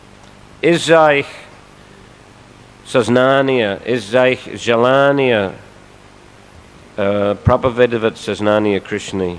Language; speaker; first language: Russian; non-native, fluent; English